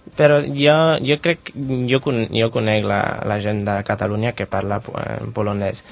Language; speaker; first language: Catalan; non-native, learner; Polish